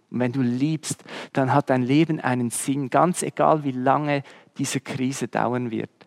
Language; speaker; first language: German; native; German